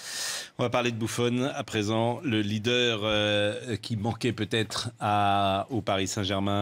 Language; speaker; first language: French; native; French